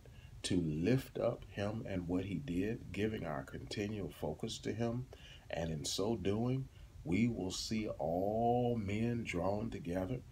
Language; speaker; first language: English; native; English